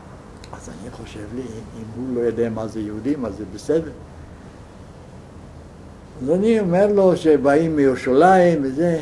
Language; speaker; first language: Hebrew; non-native, fluent; Yiddish